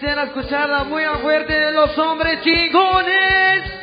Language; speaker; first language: Spanish; native; Spanish